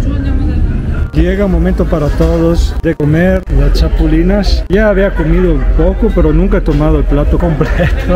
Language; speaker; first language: Spanish; non-native, fluent; Italian